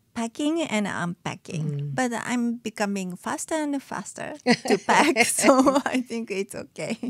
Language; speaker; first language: English; non-native, fluent; Japanese